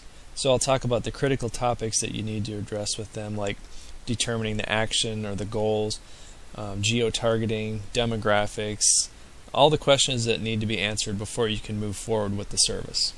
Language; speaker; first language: English; native; English